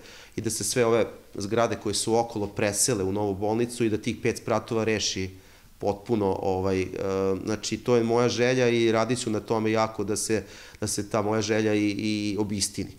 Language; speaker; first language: Serbian; native; Serbian